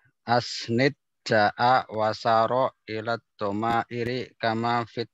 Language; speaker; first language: Arabic; non-native, learner; Indonesian